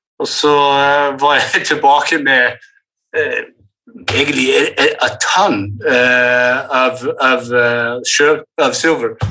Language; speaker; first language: Norwegian; early bilingual, heritage; English